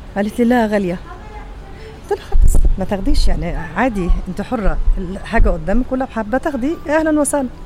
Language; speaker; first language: Arabic; native; Arabic